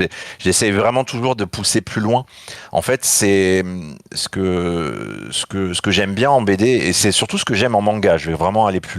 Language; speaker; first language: French; native; French